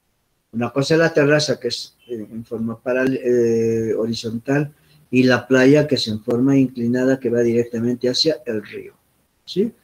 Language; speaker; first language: Spanish; native; Spanish